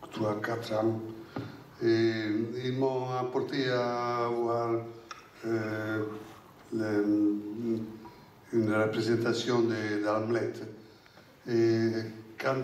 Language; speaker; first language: French; non-native, fluent; Italian